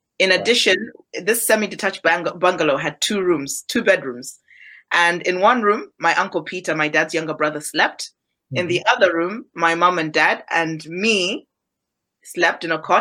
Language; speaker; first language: English; non-native, local second language; Nyanja